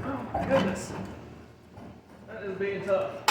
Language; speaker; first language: English; native; English